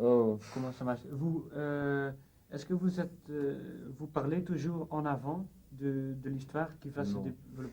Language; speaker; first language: French; non-native, fluent; Dutch